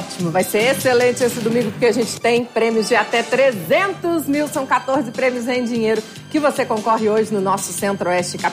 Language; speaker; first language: Portuguese; native; Portuguese